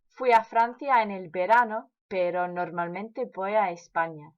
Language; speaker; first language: Spanish; non-native, fluent; English